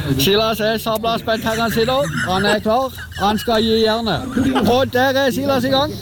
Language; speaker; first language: Norwegian; native; Norwegian